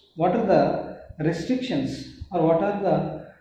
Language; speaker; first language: English; non-native, local second language; Kannada